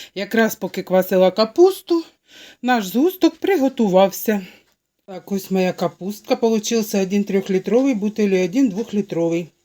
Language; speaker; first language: Ukrainian; non-native, local second language; Russian